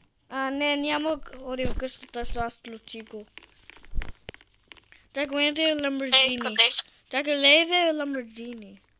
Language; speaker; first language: Bulgarian; non-native, learner; English